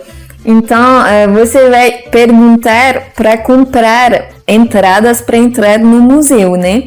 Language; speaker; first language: Portuguese; non-native, fluent; French